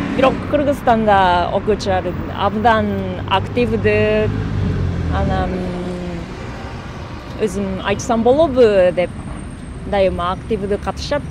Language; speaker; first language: Kyrgyz; non-native, learner; Japanese